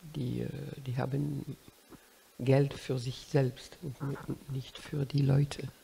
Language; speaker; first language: German; non-native, learner; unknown